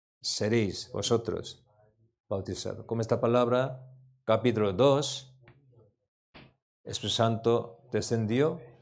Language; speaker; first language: Spanish; non-native, learner; Korean